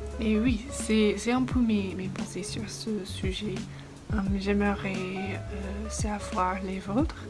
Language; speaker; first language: French; non-native, fluent; English